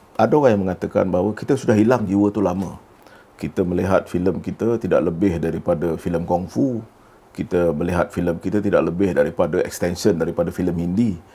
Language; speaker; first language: Malay; native; Malay